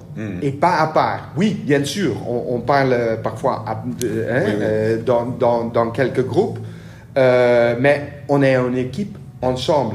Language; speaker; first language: French; non-native, learner; Dutch